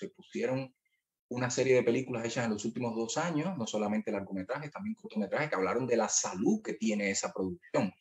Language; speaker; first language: Spanish; native; Spanish